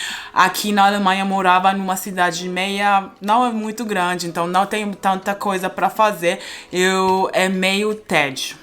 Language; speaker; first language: Portuguese; non-native, fluent; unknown